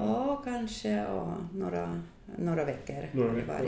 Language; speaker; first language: Swedish; non-native, fluent; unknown